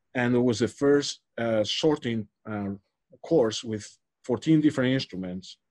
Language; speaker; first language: English; non-native, fluent; Spanish